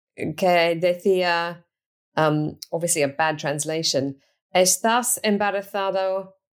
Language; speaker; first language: Spanish; non-native, learner; English